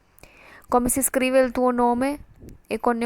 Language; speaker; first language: Italian; non-native, fluent; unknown